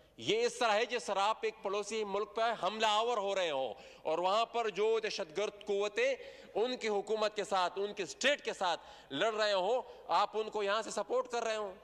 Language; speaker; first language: Urdu; non-native, local second language; Pashto